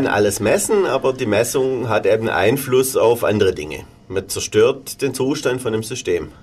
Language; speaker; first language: German; native; German